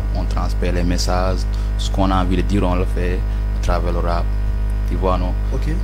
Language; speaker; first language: French; non-native, local second language; Fula